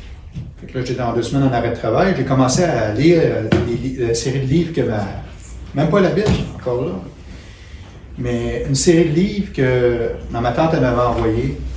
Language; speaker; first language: French; native; French